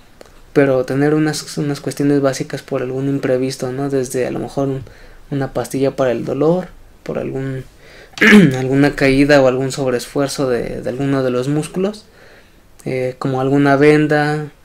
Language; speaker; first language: Spanish; native; Spanish